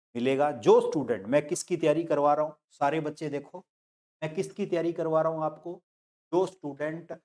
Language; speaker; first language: Hindi; non-native, local second language; Punjabi